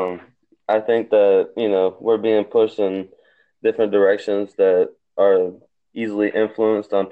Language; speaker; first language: English; native; English